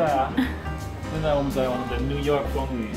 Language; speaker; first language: Chinese; non-native, fluent; German